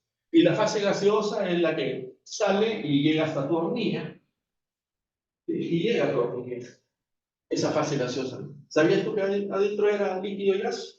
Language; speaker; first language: Spanish; native; Spanish